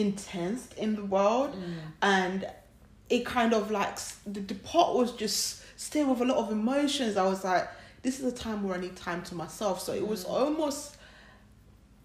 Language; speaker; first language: English; non-native, local second language; Ganda